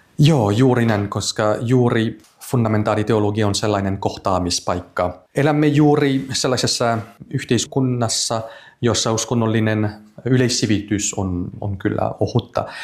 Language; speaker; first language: Finnish; non-native, fluent; French